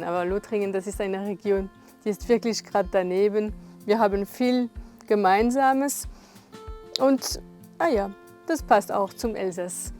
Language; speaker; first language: German; non-native, fluent; French